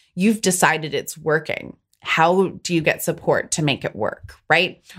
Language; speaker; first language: English; native; English